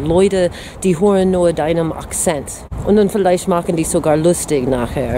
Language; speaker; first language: German; non-native, fluent; English